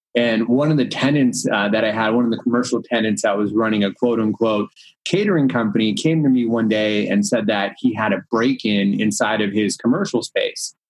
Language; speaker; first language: English; early bilingual, other home language; Hindi